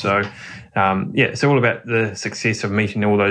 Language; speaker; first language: English; native; English